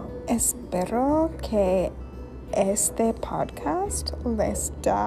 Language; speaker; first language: Spanish; non-native, learner; English